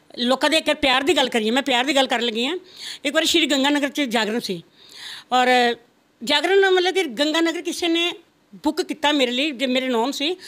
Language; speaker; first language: Punjabi; non-native, local second language; Rajasthani